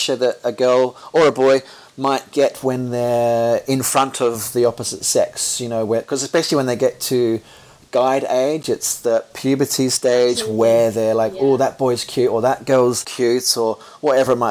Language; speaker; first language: English; native; English